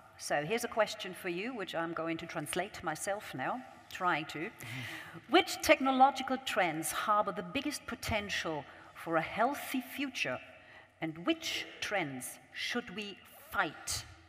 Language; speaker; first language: English; non-native, fluent; German